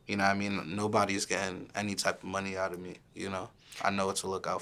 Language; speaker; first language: English; early bilingual, other home language; Haitian Creole